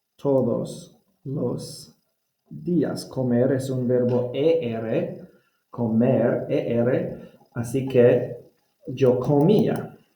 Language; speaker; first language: Spanish; non-native, fluent; English